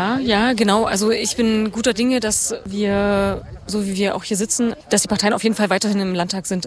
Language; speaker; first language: German; native; German